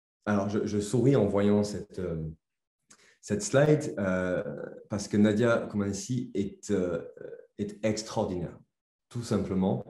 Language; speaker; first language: French; native; French